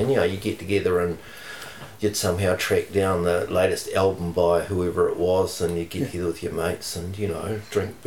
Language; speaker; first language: English; native; English